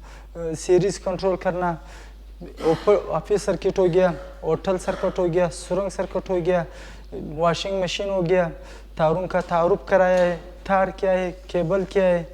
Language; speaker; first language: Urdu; non-native, local second language; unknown